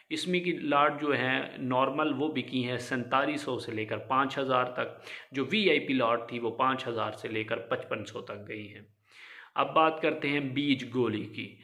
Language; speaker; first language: Urdu; non-native, local second language; Punjabi